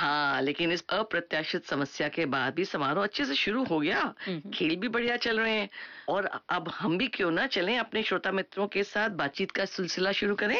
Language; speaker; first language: Hindi; native; Hindi